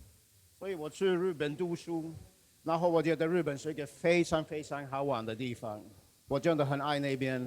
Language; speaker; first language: Chinese; non-native, fluent; Swedish